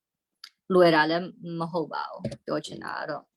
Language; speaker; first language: Burmese; non-native, local second language; Hakha Chin